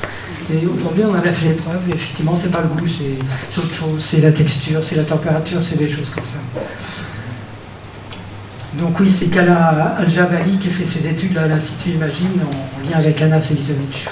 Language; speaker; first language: French; native; French